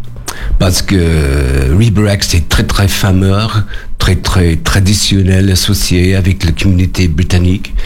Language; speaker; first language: French; non-native, learner; English